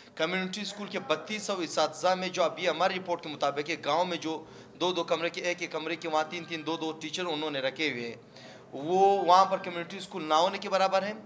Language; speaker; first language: Urdu; non-native, local second language; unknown